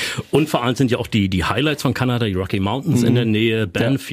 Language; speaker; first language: German; native; German